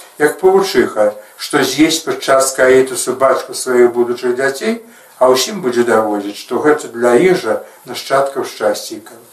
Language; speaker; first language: Belarusian; native; Belarusian